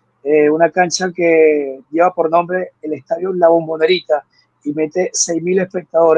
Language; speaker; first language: Spanish; native; Spanish